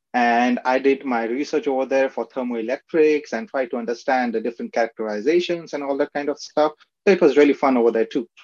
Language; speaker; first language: English; non-native, local second language; Marathi